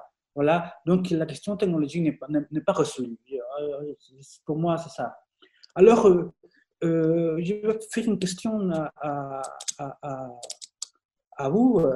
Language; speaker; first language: French; non-native, fluent; Spanish